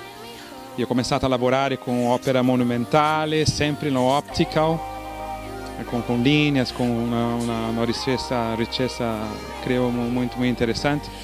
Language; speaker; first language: Italian; non-native, fluent; Portuguese